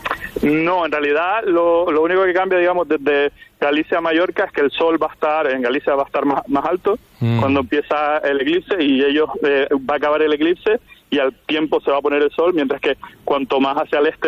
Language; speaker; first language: Spanish; non-native, local second language; Catalan